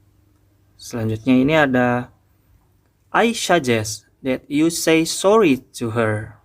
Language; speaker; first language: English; non-native, fluent; Indonesian